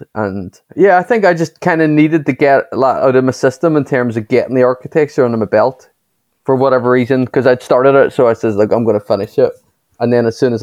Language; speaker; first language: English; native; English